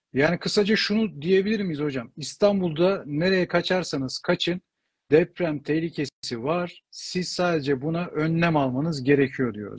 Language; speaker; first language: Turkish; native; Turkish